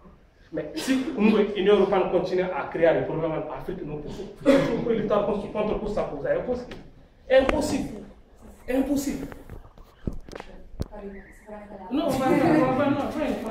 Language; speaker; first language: Italian; non-native, learner; French